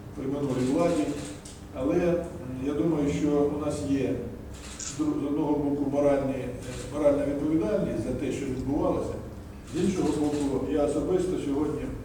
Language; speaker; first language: Ukrainian; native; Ukrainian